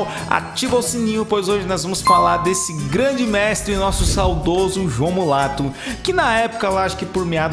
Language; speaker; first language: Portuguese; native; Portuguese